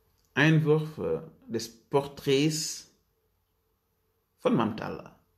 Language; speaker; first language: German; non-native, learner; Wolof